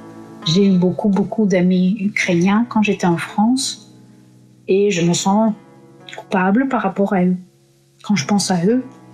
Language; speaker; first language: French; non-native, fluent; Russian